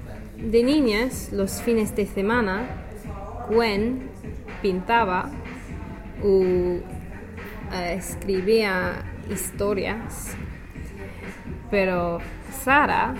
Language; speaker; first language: Spanish; non-native, learner; English